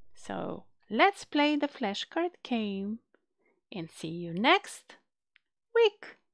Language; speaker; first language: English; non-native, fluent; Macedonian